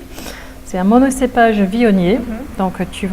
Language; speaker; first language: French; native; French